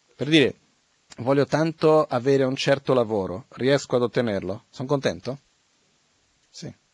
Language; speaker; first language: Italian; non-native, fluent; Portuguese